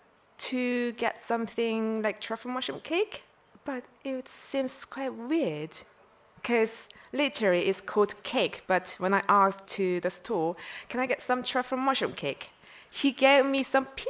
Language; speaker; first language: English; non-native, fluent; Korean